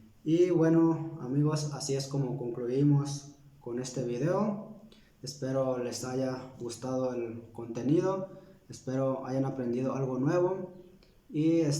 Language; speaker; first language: Spanish; non-native, local second language; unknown